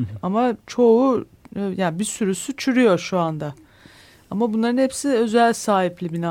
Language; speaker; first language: Turkish; native; Turkish